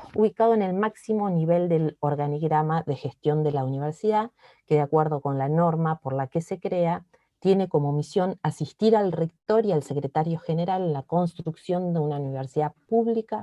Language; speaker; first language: Spanish; native; Spanish